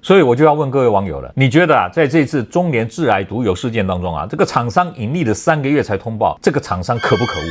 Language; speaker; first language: Chinese; native; Chinese